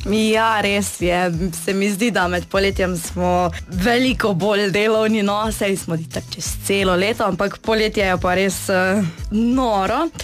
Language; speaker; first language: Slovenian; native; Slovenian